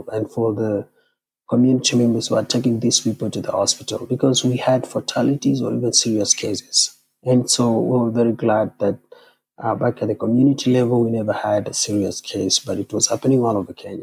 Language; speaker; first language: English; non-native, local second language; Kalenjin